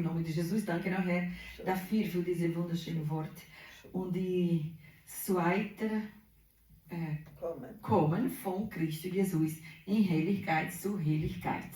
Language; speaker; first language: German; non-native, learner; Portuguese